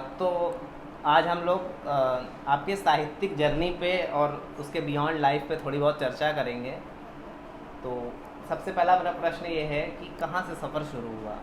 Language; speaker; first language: Hindi; native; Hindi